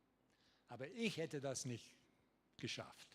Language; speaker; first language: German; non-native, learner; English